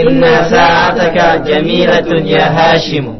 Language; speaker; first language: Arabic; non-native, learner; Indonesian